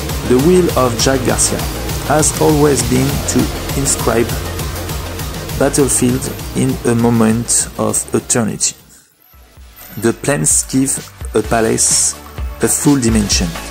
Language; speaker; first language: English; non-native, learner; French